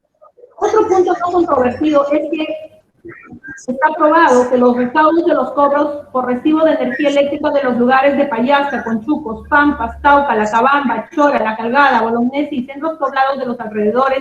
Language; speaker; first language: Spanish; native; Spanish